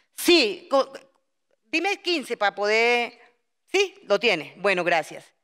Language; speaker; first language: Spanish; native; Spanish